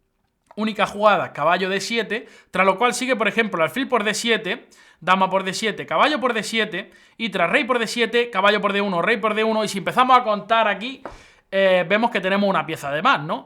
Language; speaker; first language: Spanish; native; Spanish